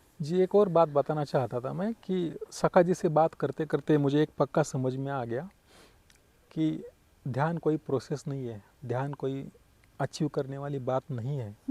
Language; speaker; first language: Hindi; non-native, local second language; Marathi